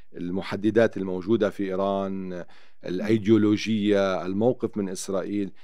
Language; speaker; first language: Arabic; native; Arabic